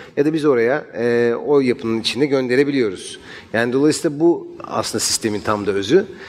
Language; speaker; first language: Turkish; native; Turkish